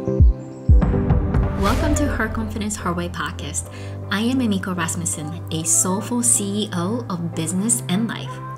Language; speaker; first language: English; non-native, fluent; Japanese